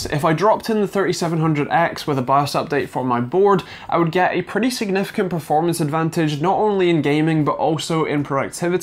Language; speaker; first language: English; native; English